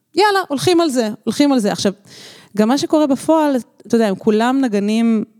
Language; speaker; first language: Hebrew; native; Hebrew